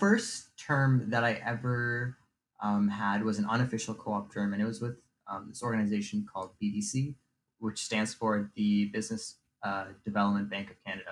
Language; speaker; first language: English; native; English